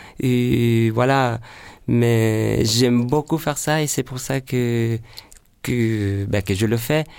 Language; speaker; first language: French; non-native, fluent; Spanish